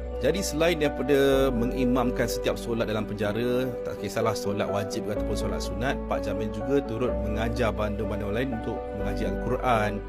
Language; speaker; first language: Malay; native; Malay